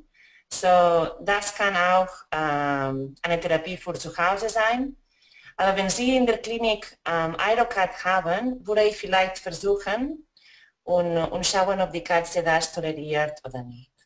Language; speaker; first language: German; non-native, fluent; Spanish